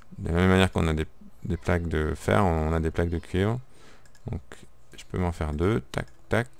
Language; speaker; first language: French; native; French